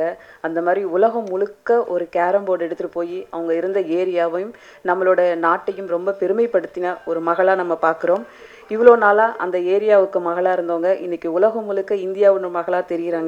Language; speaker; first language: Tamil; native; Tamil